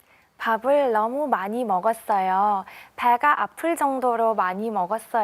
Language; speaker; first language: Korean; non-native, learner; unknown